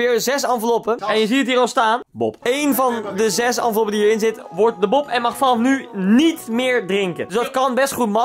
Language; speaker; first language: Dutch; native; Dutch